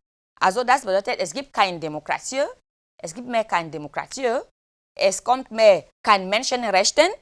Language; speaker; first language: German; non-native, learner; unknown